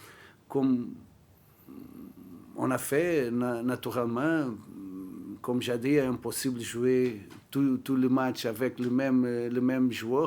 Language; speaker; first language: French; non-native, learner; Portuguese